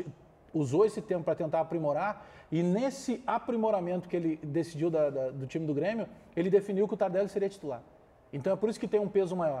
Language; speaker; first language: Portuguese; native; Portuguese